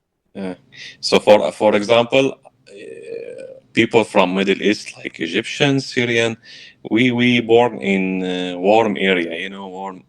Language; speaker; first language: English; non-native, learner; Arabic